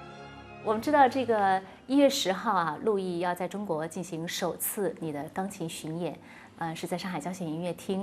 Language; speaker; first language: Chinese; native; Chinese